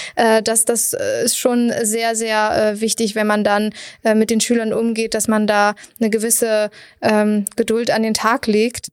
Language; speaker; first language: German; native; German